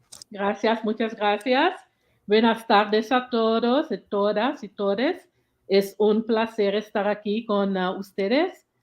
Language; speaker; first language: Spanish; non-native, learner; English